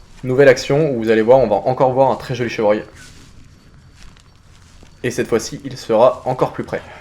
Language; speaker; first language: French; native; French